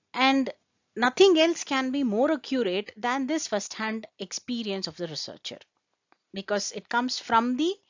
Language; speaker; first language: English; non-native, local second language; Kannada